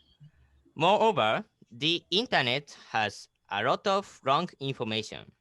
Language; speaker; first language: English; non-native, learner; Japanese